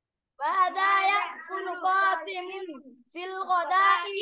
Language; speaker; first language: Arabic; non-native, learner; Bangla